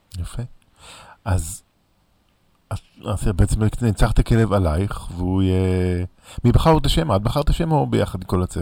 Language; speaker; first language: Hebrew; native; Hebrew